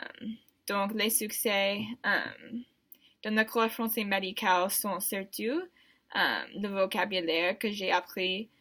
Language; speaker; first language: French; non-native, learner; English